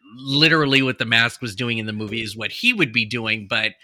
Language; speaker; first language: English; native; English